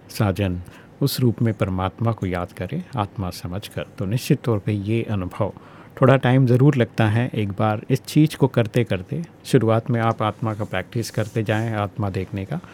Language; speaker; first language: Hindi; native; Hindi